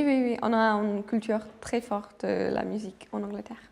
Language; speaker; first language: French; non-native, fluent; English